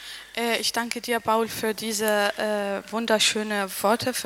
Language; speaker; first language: German; non-native, learner; Arabic